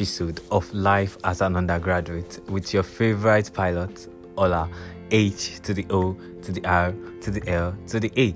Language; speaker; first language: English; non-native, local second language; Yoruba